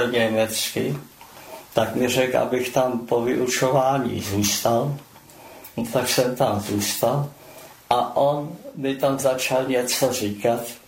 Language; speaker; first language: Czech; non-native, local second language; German